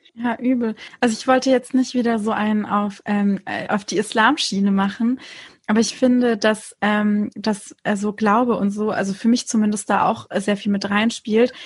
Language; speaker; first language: German; early bilingual, other home language; Turkish